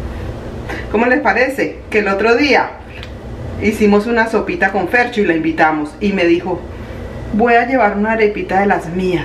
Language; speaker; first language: Spanish; native; Spanish